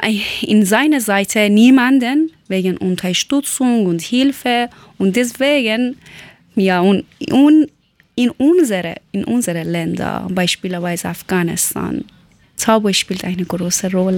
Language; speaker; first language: German; non-native, learner; Persian